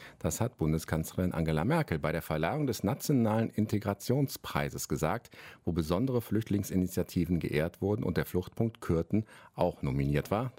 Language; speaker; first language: German; native; German